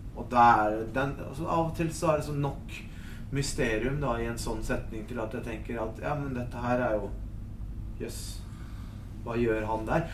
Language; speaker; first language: Norwegian; early bilingual, other home language; Spanish